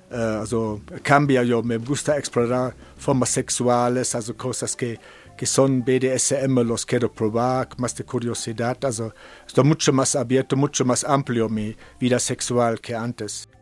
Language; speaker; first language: Spanish; non-native, fluent; German